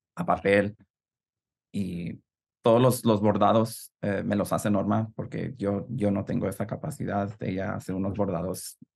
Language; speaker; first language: Spanish; early bilingual, heritage; Spanish